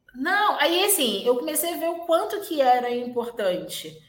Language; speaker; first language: Portuguese; native; Portuguese